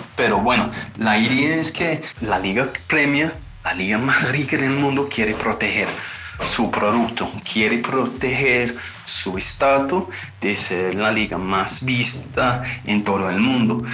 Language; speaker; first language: Spanish; non-native, fluent; English